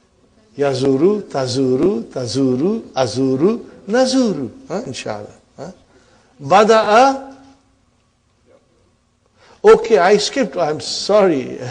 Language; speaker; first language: Arabic; non-native, fluent; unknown